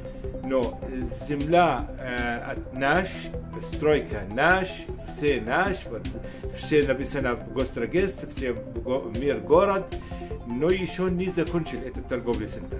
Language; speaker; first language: Russian; non-native, learner; Arabic